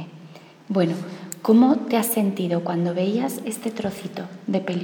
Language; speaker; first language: Spanish; native; Spanish